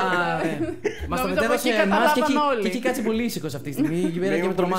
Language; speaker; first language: Greek; native; Greek